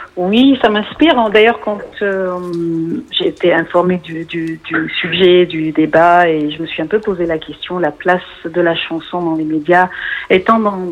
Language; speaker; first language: French; non-native, local second language; Arabic